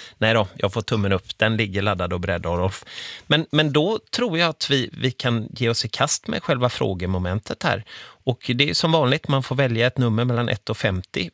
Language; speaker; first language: Swedish; native; Swedish